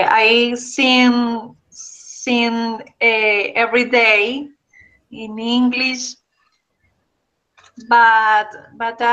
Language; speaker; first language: English; non-native, learner; Spanish